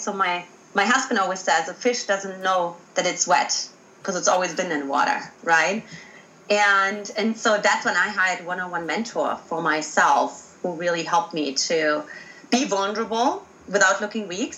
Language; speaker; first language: English; non-native, fluent; German